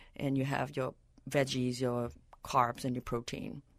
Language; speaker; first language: English; non-native, local second language; Cantonese